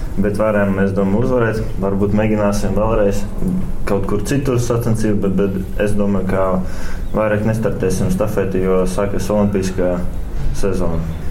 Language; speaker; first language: Latvian; non-native, local second language; Russian